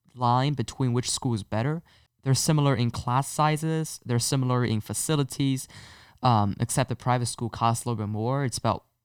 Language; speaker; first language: English; non-native, fluent; Chinese